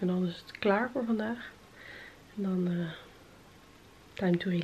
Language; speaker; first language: Dutch; native; Dutch